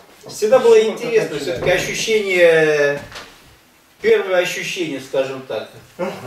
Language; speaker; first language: Russian; native; Russian